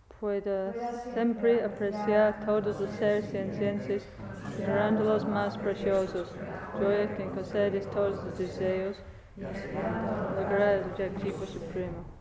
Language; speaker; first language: Spanish; non-native, fluent; English